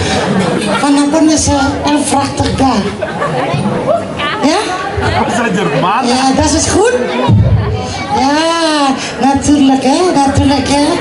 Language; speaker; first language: Dutch; non-native, learner; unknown